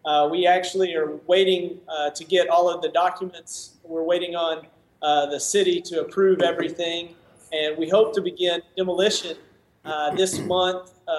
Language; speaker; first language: English; native; English